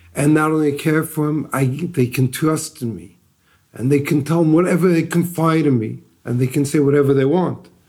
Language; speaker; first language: English; native; English